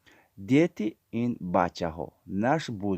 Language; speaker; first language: Russian; non-native, fluent; Tajik